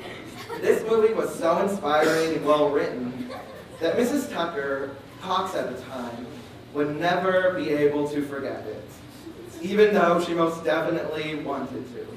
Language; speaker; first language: English; native; English